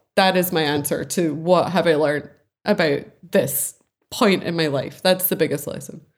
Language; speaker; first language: English; native; English